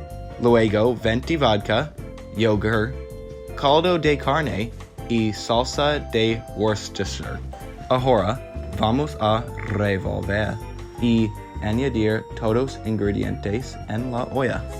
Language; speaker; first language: Spanish; non-native, learner; English